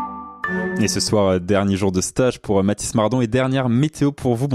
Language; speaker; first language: French; native; French